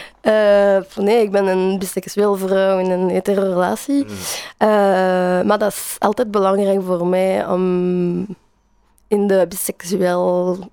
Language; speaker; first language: Dutch; non-native, learner; French